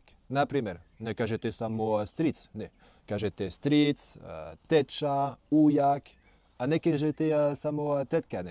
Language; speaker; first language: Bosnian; non-native, learner; French